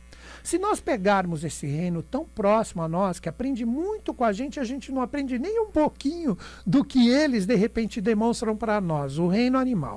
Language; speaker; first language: Portuguese; native; Portuguese